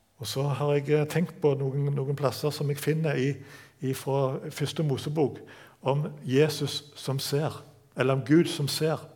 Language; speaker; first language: Norwegian; native; Norwegian